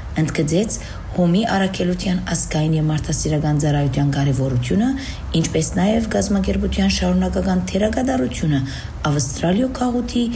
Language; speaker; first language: Armenian; early bilingual, heritage; Armenian